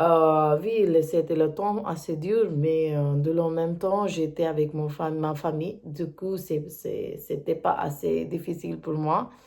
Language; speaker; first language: French; non-native, learner; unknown